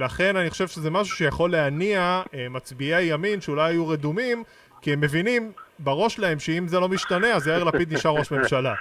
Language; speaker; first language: Hebrew; native; Hebrew